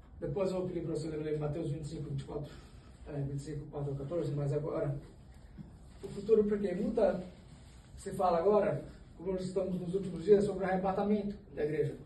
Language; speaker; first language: Portuguese; native; Portuguese